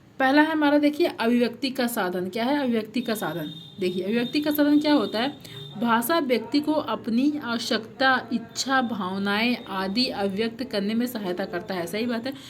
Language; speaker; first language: Hindi; native; Hindi